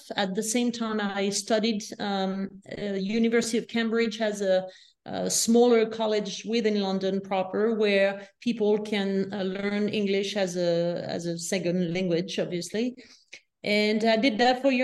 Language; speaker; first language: English; non-native, fluent; French